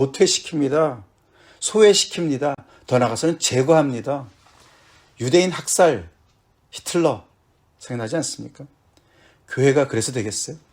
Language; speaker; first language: Korean; native; Korean